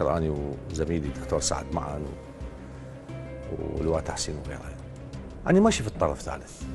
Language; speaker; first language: Arabic; native; Arabic